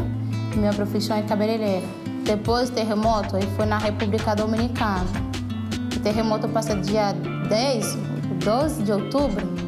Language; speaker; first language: Portuguese; non-native, learner; Haitian Creole